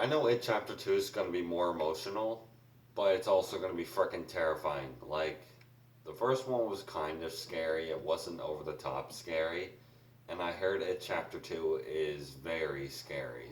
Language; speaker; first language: English; native; English